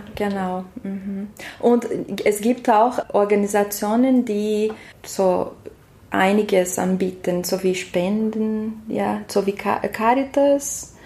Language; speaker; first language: German; non-native, fluent; Portuguese